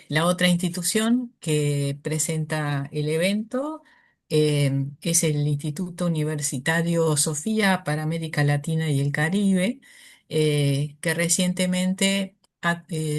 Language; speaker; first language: Spanish; native; Spanish